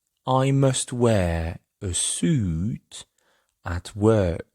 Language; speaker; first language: English; non-native, fluent; French